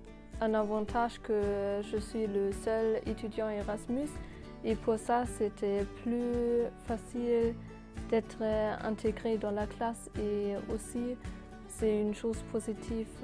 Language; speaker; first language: French; non-native, fluent; German